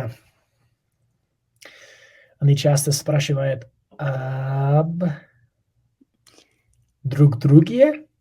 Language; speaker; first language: Russian; non-native, learner; English